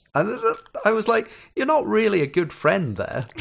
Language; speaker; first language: English; native; English